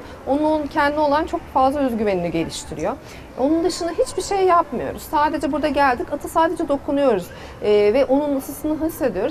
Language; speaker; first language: Turkish; native; Turkish